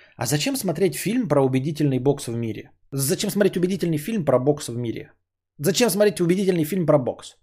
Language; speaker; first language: Russian; native; Russian